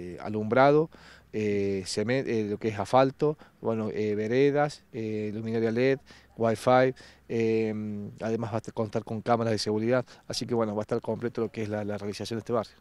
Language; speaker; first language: Spanish; native; Spanish